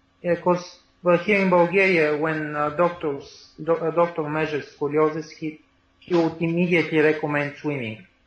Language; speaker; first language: English; non-native, fluent; Bulgarian